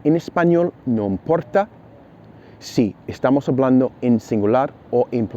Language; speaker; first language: Spanish; non-native, fluent; English